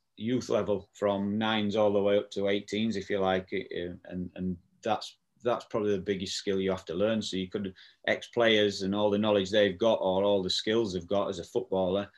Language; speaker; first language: English; native; English